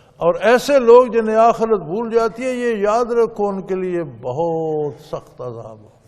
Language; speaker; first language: Urdu; non-native, local second language; Punjabi